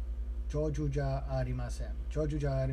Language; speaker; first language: Japanese; non-native, learner; English